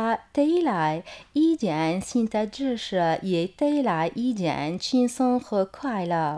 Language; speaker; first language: Chinese; non-native, fluent; Arabic